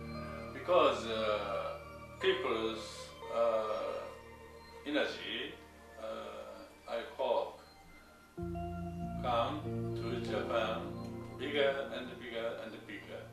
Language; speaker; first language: English; non-native, learner; Japanese